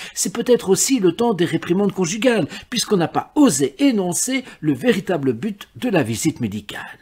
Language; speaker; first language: French; native; French